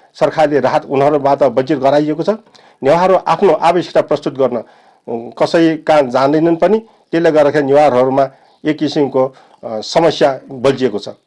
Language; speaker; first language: Nepali; non-native, local second language; Newari